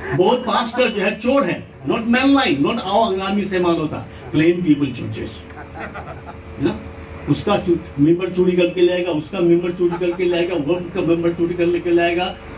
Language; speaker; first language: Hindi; non-native, local second language; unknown